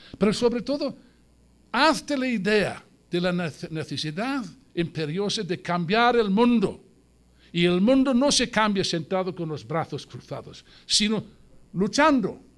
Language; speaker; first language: Spanish; non-native, fluent; English